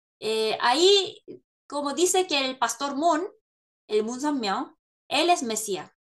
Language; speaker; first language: Spanish; non-native, fluent; Korean